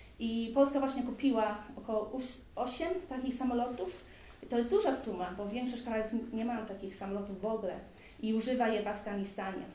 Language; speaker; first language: Polish; early bilingual, heritage; Polish